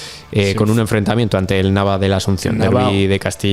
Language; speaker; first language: Spanish; native; Spanish